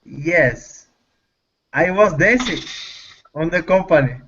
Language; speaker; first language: English; non-native, learner; Portuguese